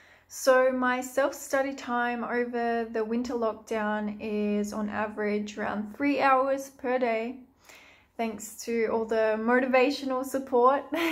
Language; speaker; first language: English; native; English